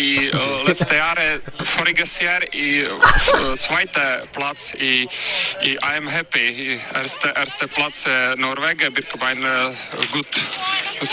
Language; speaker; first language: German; non-native, learner; Czech